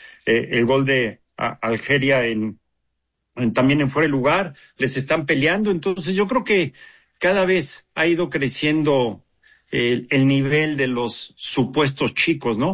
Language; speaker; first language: Spanish; native; Spanish